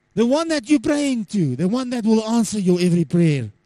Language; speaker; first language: English; non-native, local second language; Afrikaans